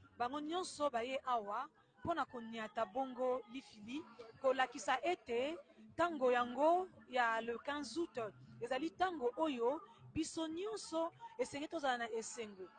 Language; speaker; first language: Lingala; native; Lingala